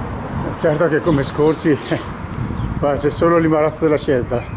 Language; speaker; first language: Italian; native; Italian